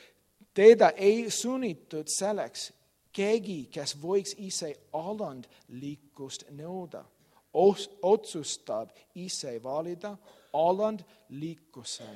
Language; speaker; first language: Estonian; non-native, learner; English